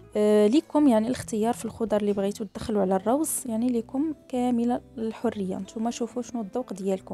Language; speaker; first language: Arabic; native; Arabic